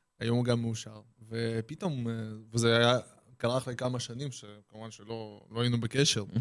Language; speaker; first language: Hebrew; early bilingual, other home language; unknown